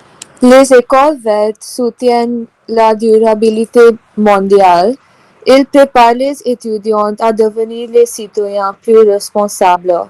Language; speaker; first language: French; non-native, learner; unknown